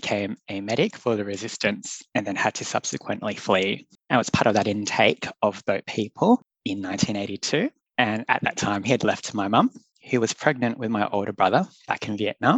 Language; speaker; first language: English; native; English